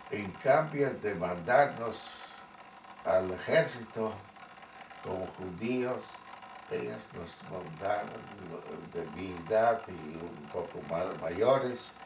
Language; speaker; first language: Spanish; non-native, fluent; Yiddish